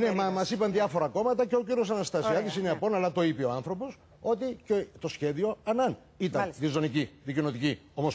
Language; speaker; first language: Greek; native; Greek